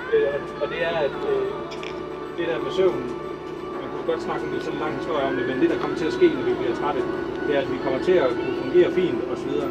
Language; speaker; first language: Danish; native; Danish